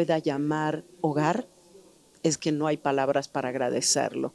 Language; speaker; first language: Spanish; native; Spanish